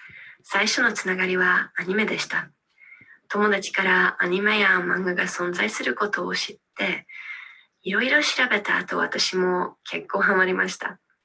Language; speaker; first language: Japanese; non-native, learner; Hungarian